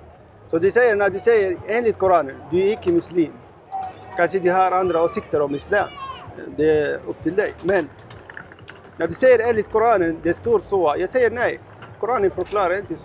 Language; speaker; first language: Swedish; non-native, learner; Arabic